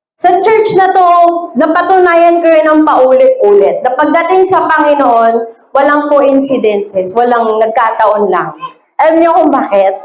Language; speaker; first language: Filipino; native; Filipino